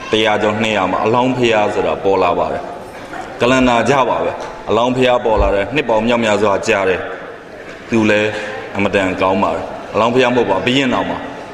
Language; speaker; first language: Burmese; native; Burmese